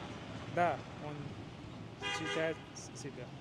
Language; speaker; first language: Russian; non-native, learner; Hindi